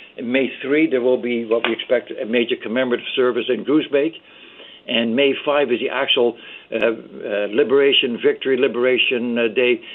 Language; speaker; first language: English; early bilingual, other home language; Dutch